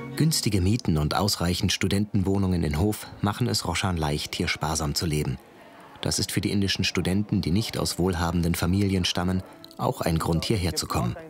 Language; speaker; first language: German; native; German